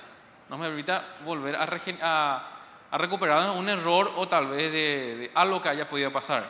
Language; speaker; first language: Spanish; native; Spanish